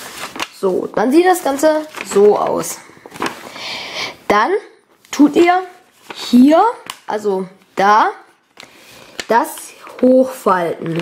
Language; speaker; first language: German; native; German